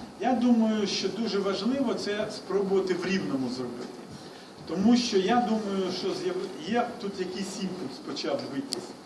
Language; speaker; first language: Ukrainian; non-native, local second language; Russian